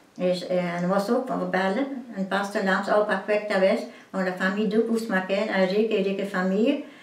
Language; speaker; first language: Dutch; early bilingual, heritage; French